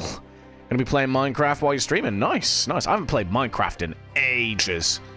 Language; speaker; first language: English; native; English